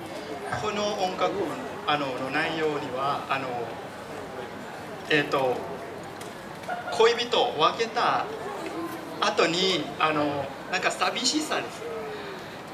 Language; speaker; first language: Japanese; non-native, learner; Thai